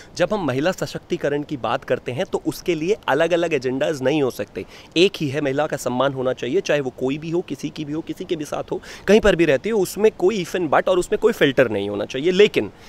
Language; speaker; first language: Hindi; native; Hindi